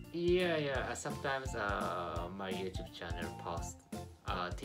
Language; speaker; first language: English; non-native, learner; Japanese